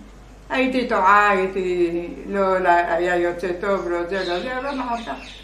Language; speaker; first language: Hebrew; non-native, fluent; Arabic